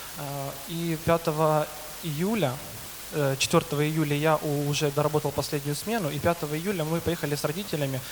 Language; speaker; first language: Russian; native; Russian